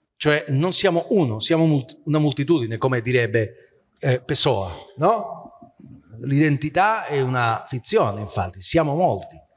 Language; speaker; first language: Italian; non-native, fluent; Spanish